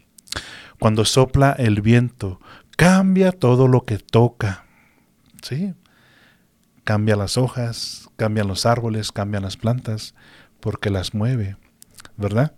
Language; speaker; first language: Spanish; native; Spanish